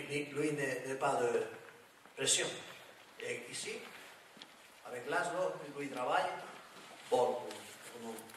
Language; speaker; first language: French; non-native, learner; Spanish